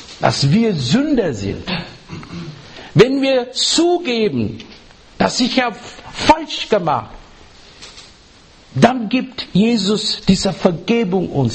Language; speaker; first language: German; non-native, learner; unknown